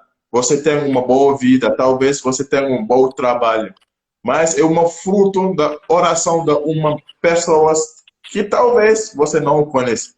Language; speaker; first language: Portuguese; non-native, local second language; French